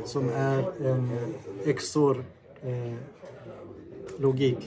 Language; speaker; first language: Swedish; native; Swedish